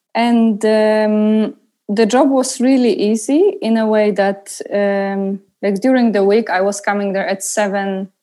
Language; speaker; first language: English; non-native, fluent; Polish